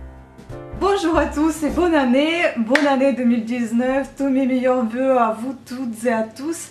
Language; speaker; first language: French; non-native, fluent; Russian